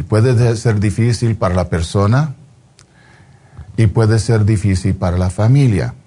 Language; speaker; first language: Spanish; non-native, fluent; English